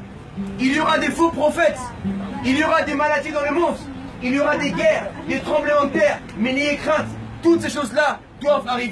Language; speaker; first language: French; non-native, fluent; Spanish